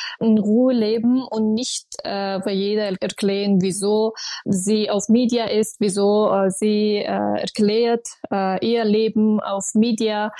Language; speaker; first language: German; non-native, fluent; Persian